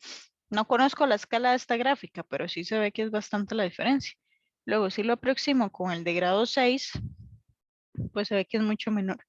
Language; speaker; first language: Spanish; native; Spanish